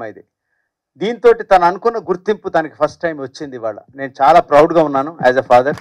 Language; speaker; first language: Telugu; native; Telugu